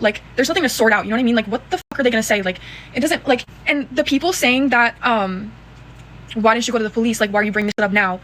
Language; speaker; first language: English; native; English